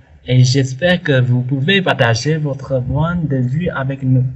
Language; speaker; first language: French; non-native, learner; Chinese